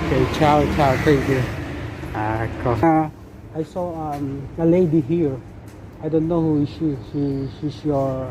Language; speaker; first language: English; non-native, local second language; Filipino